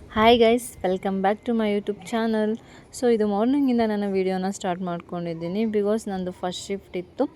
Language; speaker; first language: Kannada; non-native, local second language; Lambadi